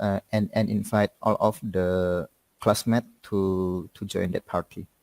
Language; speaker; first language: English; non-native, learner; Indonesian